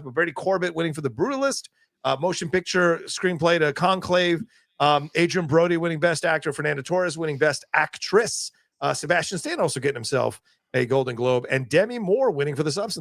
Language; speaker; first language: English; native; English